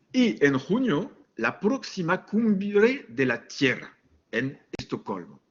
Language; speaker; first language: Spanish; non-native, fluent; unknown